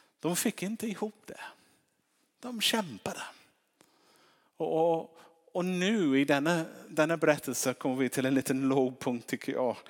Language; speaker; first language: Swedish; non-native, fluent; English